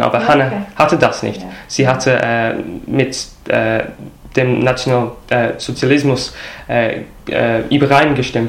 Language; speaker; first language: German; non-native, fluent; English